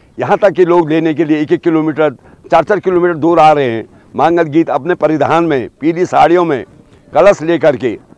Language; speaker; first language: Hindi; non-native, local second language; Garhwali